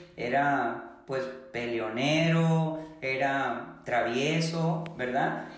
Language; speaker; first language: Spanish; native; Spanish